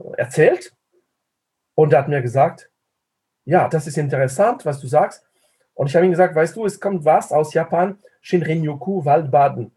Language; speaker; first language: German; non-native, fluent; French